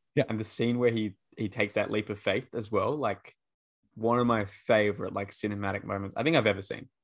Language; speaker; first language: English; native; English